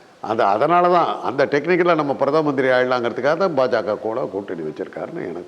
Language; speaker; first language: Tamil; native; Tamil